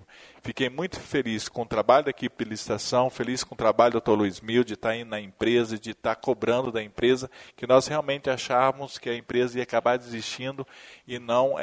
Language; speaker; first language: Portuguese; native; Portuguese